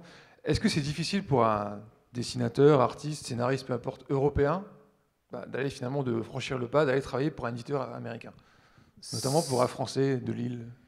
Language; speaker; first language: French; native; French